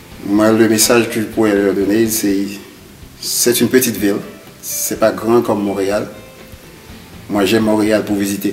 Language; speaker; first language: French; non-native, local second language; Haitian Creole